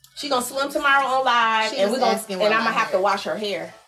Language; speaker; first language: English; native; English